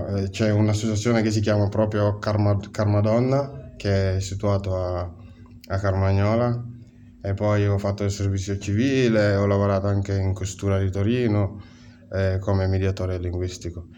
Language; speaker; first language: Italian; non-native, fluent; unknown